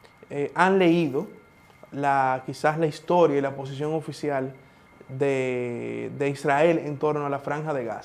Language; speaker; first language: Spanish; native; Spanish